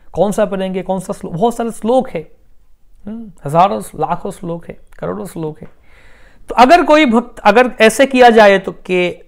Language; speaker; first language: Hindi; non-native, local second language; Bangla